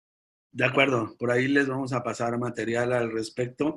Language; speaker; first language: Spanish; native; Spanish